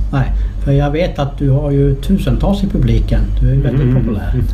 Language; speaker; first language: Swedish; native; Swedish